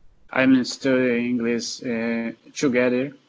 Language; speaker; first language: English; non-native, learner; Portuguese